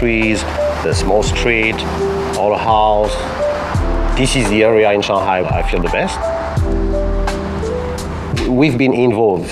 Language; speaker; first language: English; non-native, fluent; French